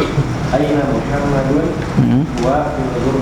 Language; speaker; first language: Arabic; non-native, learner; Indonesian